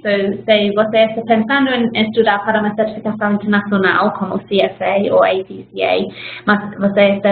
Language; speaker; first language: Portuguese; non-native, fluent; English